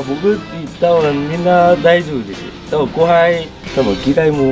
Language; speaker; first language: Japanese; non-native, learner; Vietnamese